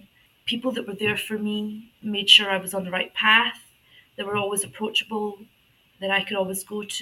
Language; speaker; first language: English; native; English